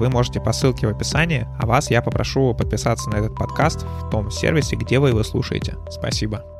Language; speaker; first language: Russian; native; Russian